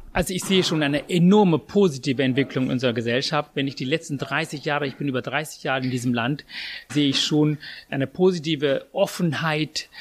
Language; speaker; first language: German; non-native, fluent; Tamil